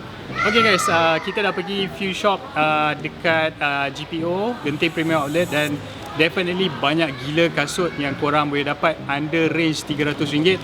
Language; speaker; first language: Malay; native; Malay